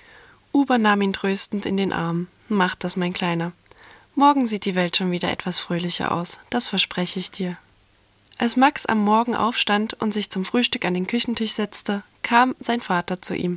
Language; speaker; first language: German; native; German